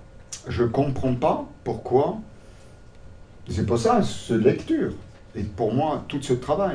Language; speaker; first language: French; non-native, local second language; German